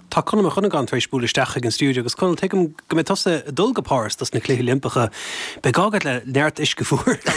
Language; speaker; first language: Irish; native; Irish